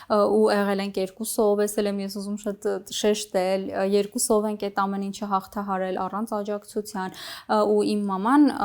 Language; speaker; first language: Armenian; native; Armenian